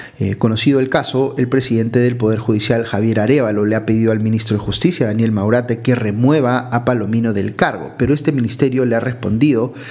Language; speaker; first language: Spanish; native; Spanish